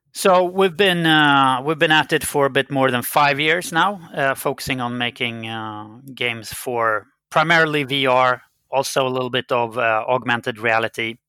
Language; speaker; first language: English; non-native, fluent; Swedish